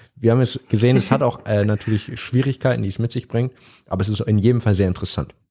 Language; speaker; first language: German; native; German